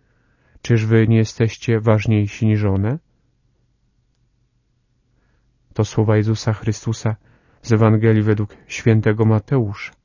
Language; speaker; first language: Polish; native; Polish